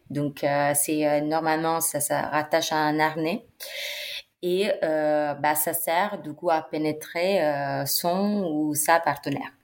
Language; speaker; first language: French; non-native, fluent; Italian